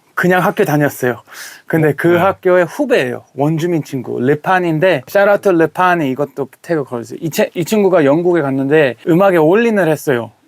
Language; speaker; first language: Korean; early bilingual, heritage; Korean